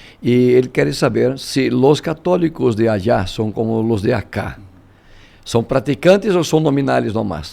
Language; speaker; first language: Spanish; non-native, fluent; Portuguese